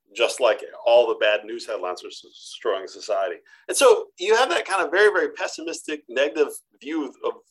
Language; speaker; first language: English; native; English